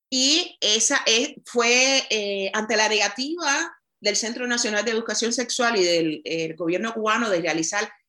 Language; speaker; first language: Spanish; native; Spanish